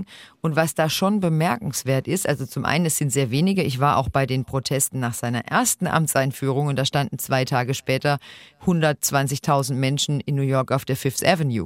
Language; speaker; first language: German; native; German